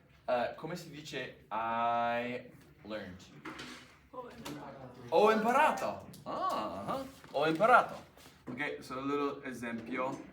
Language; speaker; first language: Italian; non-native, fluent; English